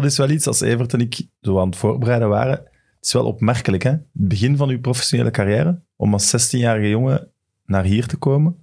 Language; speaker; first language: Dutch; native; Dutch